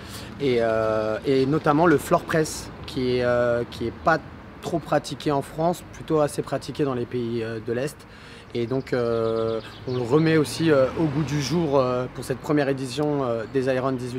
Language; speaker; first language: French; native; French